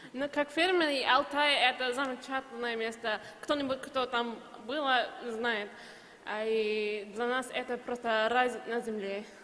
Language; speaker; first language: Russian; non-native, learner; English